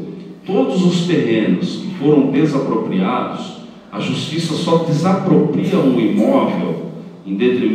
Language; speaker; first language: Portuguese; native; Portuguese